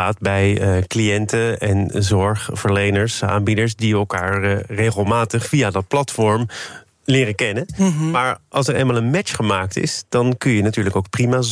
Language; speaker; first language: Dutch; native; Dutch